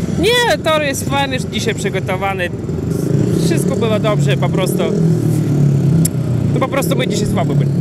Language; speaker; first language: Polish; non-native, learner; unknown